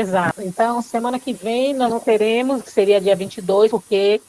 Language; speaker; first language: Portuguese; native; Portuguese